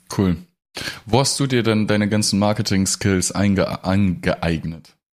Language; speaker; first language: German; non-native, fluent; Russian